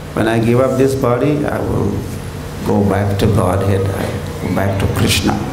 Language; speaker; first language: English; non-native, local second language; Marathi